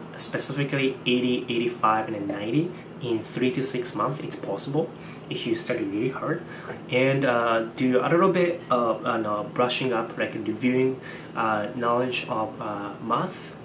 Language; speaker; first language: English; non-native, fluent; Japanese